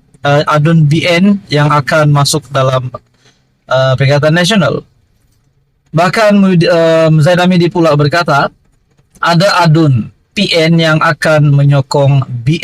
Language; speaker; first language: Malay; native; Malay